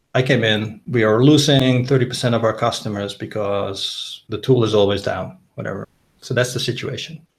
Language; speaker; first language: English; non-native, fluent; Dutch